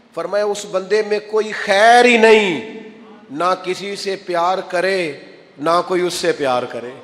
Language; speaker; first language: Urdu; non-native, local second language; Punjabi